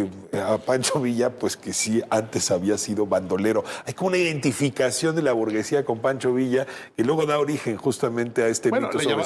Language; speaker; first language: Spanish; native; Spanish